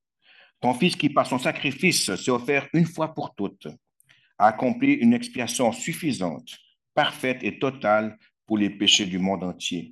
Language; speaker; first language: French; native; French